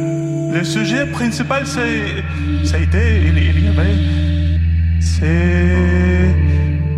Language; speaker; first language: French; non-native, learner; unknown